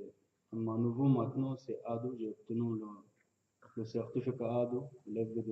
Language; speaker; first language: French; non-native, learner; Arabic